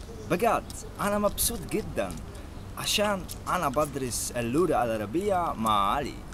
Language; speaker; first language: Arabic; non-native, learner; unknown